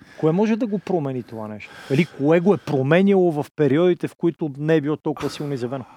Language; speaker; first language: Bulgarian; native; Bulgarian